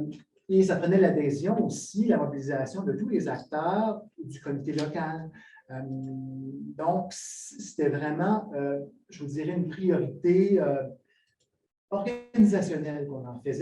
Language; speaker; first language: French; native; French